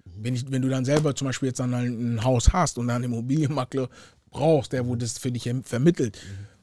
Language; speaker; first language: German; early bilingual, other home language; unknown